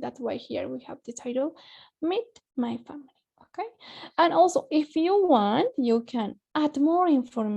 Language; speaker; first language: English; non-native, fluent; Spanish